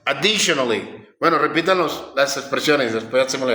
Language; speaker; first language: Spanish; native; Spanish